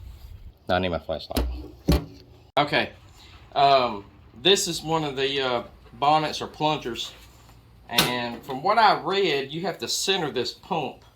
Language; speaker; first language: English; native; English